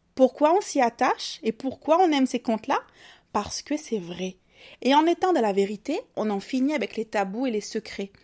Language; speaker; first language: French; native; French